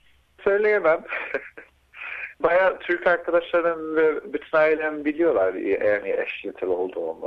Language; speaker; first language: Turkish; early bilingual, heritage; Turkish